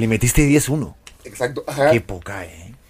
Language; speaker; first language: Spanish; native; Spanish